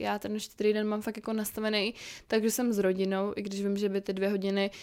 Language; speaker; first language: Czech; native; Czech